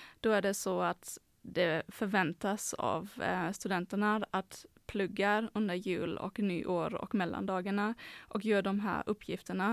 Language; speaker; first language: Swedish; non-native, fluent; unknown